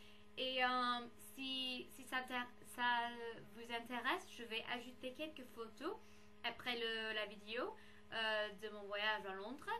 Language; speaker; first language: French; non-native, fluent; English